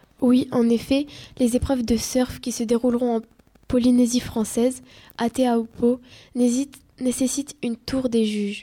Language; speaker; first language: French; native; French